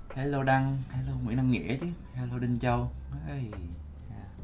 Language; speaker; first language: English; non-native, fluent; Vietnamese